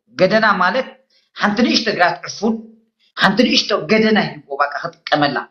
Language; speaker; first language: Tigrinya; native; Tigrinya